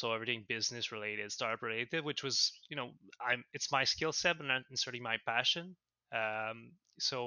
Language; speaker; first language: English; non-native, fluent; French